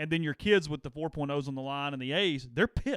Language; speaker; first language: English; native; English